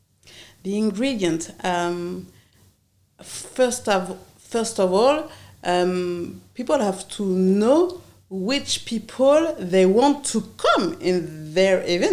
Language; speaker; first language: English; non-native, learner; French